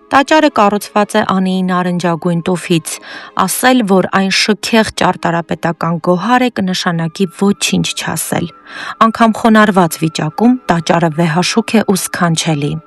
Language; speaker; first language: Armenian; native; Armenian